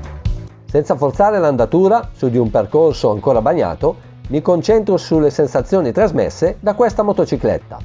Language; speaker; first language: Italian; native; Italian